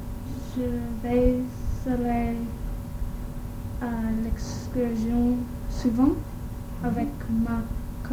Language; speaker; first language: French; non-native, learner; English